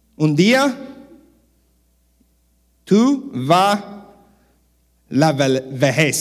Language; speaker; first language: Spanish; non-native, learner; English